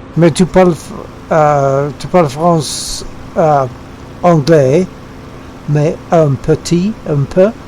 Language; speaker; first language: French; non-native, learner; English